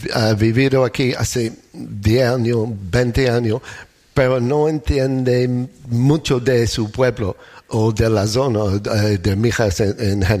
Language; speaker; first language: Spanish; non-native, learner; English